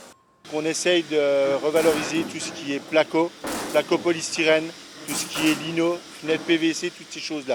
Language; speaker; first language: French; native; French